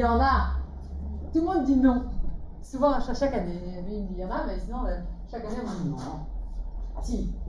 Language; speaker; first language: French; native; French